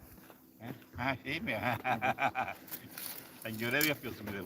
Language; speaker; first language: Turkish; native; Turkish